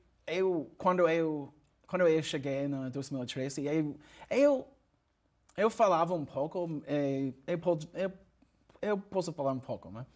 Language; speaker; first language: Portuguese; non-native, learner; English